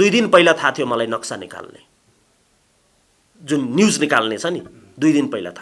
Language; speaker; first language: Nepali; native; Nepali